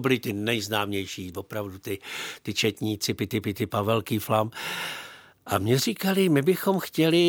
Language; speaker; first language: Czech; native; Czech